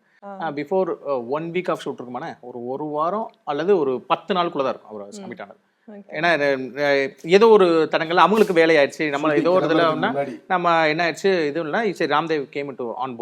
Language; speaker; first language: Tamil; native; Tamil